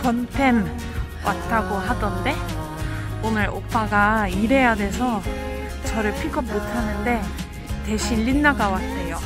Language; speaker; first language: Korean; non-native, fluent; French